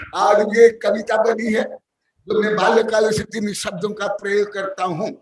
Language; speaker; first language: Hindi; non-native, local second language; Odia